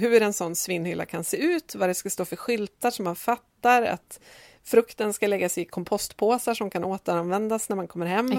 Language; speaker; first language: Swedish; native; Swedish